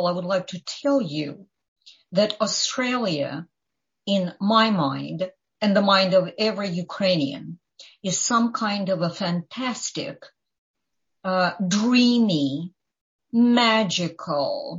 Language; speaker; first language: English; non-native, fluent; Ukrainian